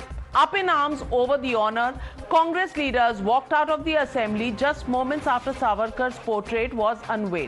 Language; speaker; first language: English; non-native, local second language; Hindi